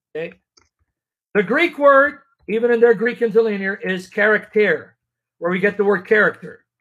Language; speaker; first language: English; native; English